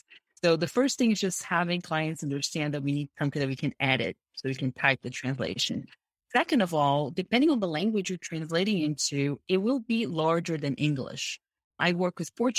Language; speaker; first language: English; non-native, fluent; Portuguese